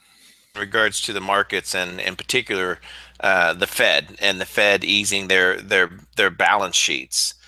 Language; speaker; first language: English; native; English